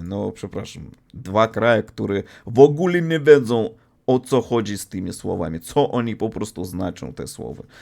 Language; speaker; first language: Polish; non-native, fluent; Russian